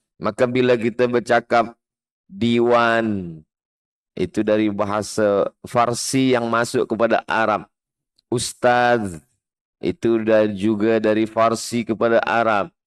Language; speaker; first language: Malay; native; Malay